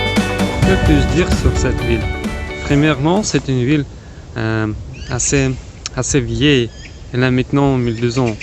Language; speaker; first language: French; non-native, fluent; Russian